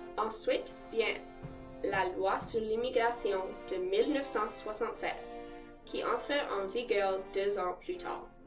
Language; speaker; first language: French; non-native, local second language; English